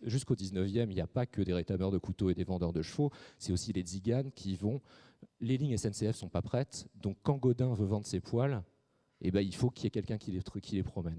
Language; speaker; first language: French; native; French